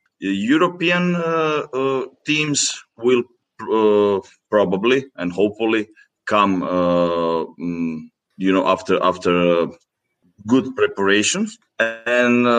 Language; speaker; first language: English; non-native, fluent; Greek